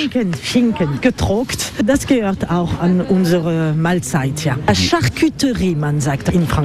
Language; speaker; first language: German; non-native, learner; French